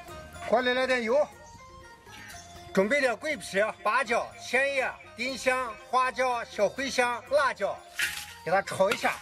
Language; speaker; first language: Chinese; native; Chinese